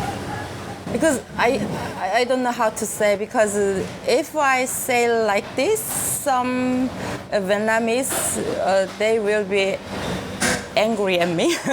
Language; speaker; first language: English; non-native, learner; Korean